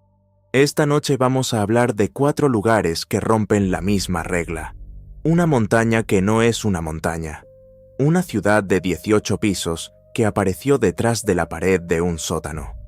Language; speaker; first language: Spanish; native; Spanish